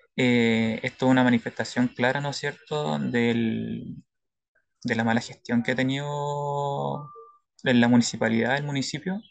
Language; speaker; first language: Spanish; native; Spanish